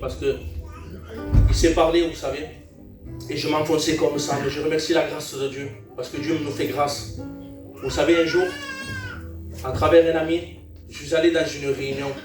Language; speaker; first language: French; native; French